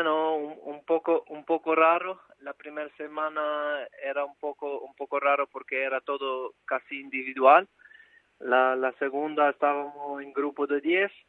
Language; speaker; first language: Spanish; non-native, fluent; Albanian